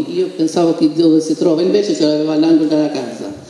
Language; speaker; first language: Italian; non-native, fluent; Albanian